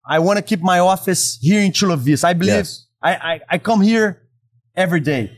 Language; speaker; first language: English; non-native, fluent; Portuguese